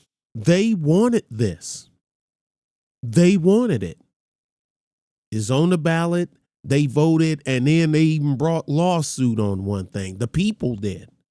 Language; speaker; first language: English; native; English